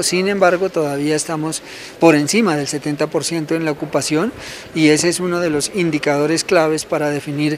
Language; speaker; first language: Spanish; native; Spanish